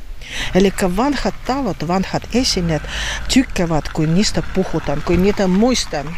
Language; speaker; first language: Finnish; non-native, learner; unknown